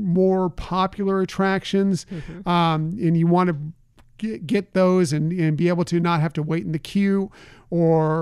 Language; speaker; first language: English; native; English